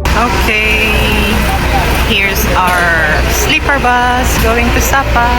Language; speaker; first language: English; non-native, local second language; Filipino